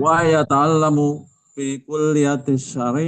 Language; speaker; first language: Arabic; non-native, learner; Indonesian